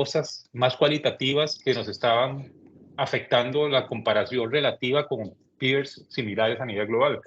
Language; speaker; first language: Spanish; native; Spanish